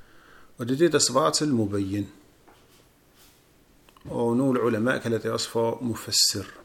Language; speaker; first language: Danish; non-native, fluent; Arabic